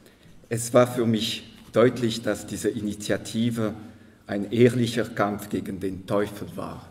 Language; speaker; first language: German; non-native, local second language; French